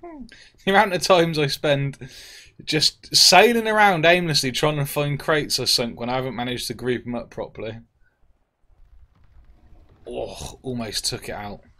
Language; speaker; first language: English; native; English